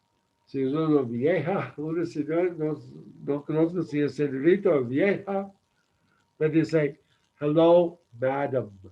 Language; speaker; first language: Spanish; non-native, learner; English